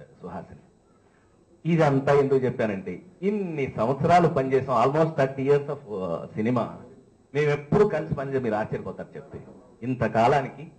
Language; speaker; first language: Telugu; native; Telugu